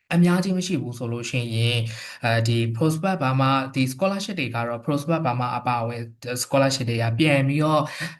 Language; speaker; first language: Burmese; native; Burmese